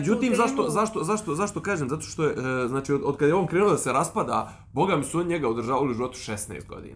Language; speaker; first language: Serbian; native; Serbian